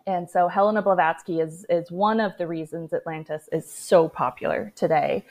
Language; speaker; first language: English; native; English